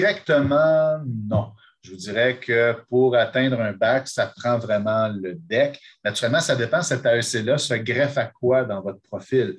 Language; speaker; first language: French; native; French